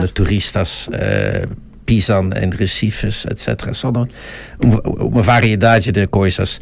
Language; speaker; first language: Portuguese; non-native, fluent; Dutch